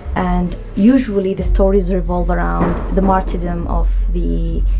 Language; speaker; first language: English; non-native, fluent; Arabic